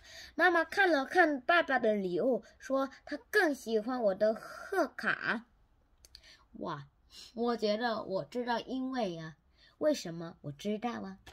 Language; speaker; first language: Chinese; non-native, learner; Korean